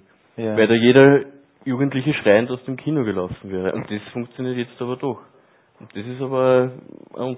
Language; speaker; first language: German; native; German